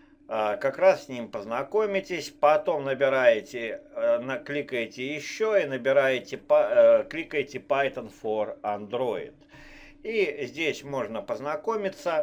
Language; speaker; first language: Russian; native; Russian